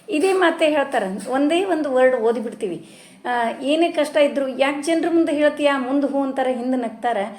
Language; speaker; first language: Kannada; native; Kannada